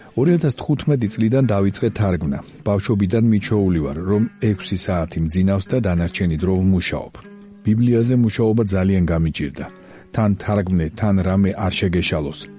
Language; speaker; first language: Georgian; native; Georgian